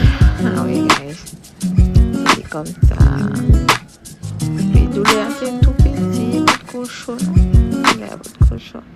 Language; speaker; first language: French; non-native, local second language; Haitian Creole